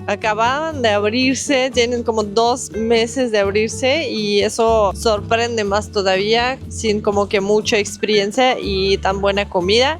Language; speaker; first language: Spanish; non-native, fluent; Russian